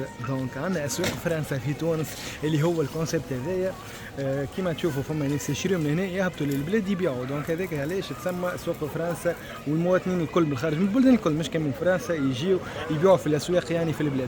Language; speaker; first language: Arabic; native; Arabic